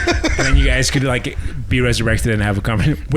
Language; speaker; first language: English; native; English